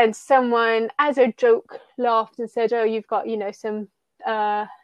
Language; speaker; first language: English; early bilingual, other home language; Persian